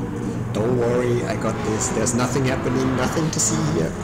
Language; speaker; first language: English; non-native, fluent; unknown